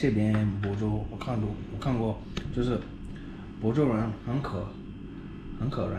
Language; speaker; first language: Chinese; non-native, learner; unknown